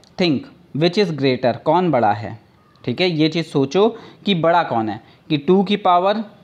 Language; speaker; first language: Hindi; native; Hindi